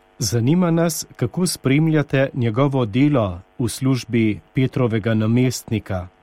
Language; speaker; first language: Slovenian; native; Slovenian